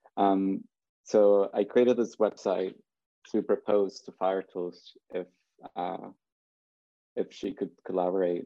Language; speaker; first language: English; early bilingual, other home language; Spanish